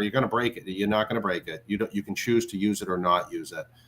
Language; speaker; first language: English; native; English